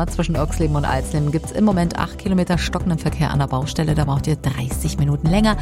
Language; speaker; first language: German; native; German